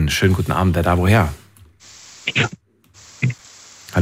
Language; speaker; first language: German; native; German